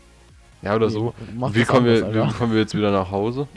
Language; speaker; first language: German; native; German